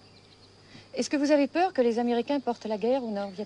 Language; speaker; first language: French; native; French